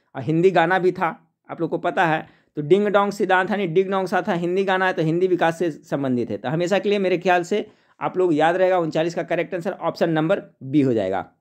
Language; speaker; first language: Hindi; native; Hindi